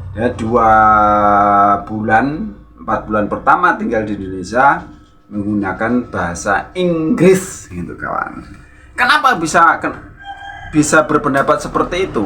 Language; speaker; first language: Indonesian; native; Indonesian